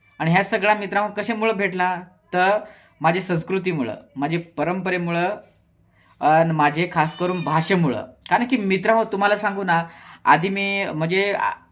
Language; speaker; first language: Marathi; non-native, local second language; Kukna